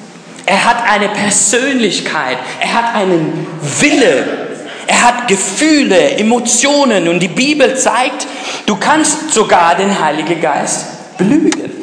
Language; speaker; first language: German; early bilingual, other home language; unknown